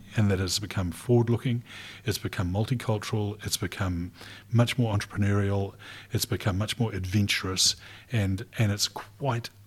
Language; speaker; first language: English; native; English